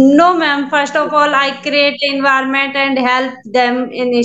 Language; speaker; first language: English; non-native, learner; Hindi